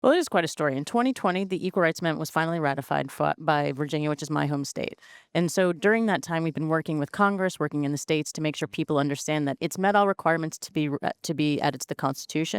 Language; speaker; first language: English; native; English